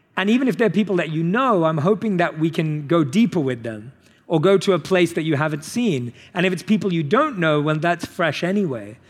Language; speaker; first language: English; native; English